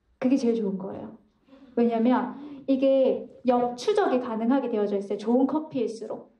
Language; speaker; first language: Korean; native; Korean